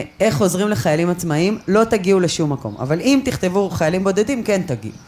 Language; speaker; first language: Hebrew; native; Hebrew